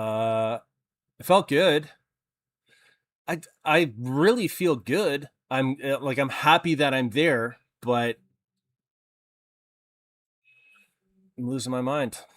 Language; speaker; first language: English; native; English